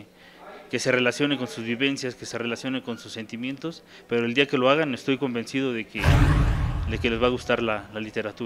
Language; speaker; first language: Spanish; native; Spanish